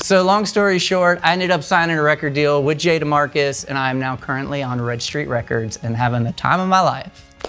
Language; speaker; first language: English; native; English